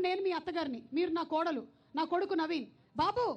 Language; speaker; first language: Telugu; native; Telugu